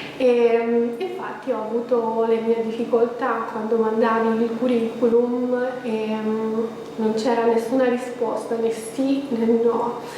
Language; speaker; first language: Italian; non-native, fluent; Albanian